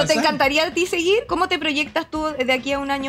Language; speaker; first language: Spanish; native; Spanish